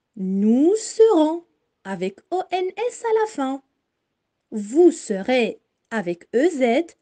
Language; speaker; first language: French; non-native, local second language; Arabic